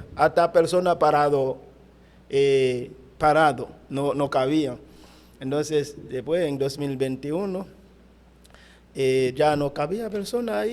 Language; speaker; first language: Spanish; non-native, fluent; Haitian Creole